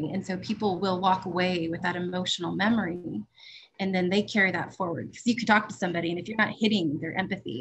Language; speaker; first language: English; native; English